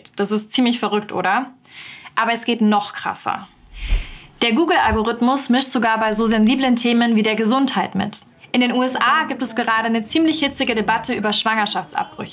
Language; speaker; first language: German; native; German